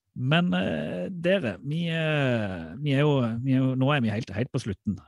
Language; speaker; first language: Norwegian; native; Norwegian